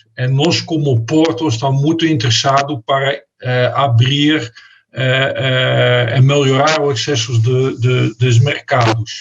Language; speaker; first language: Portuguese; non-native, fluent; Dutch